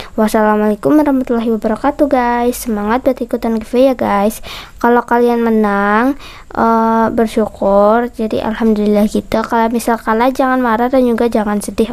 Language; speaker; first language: Indonesian; native; Indonesian